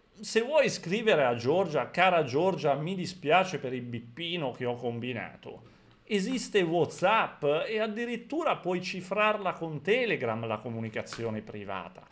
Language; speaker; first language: Italian; native; Italian